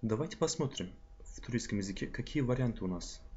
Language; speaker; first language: Russian; non-native, fluent; Turkish